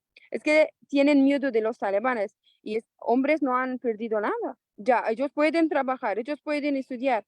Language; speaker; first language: Spanish; non-native, local second language; Persian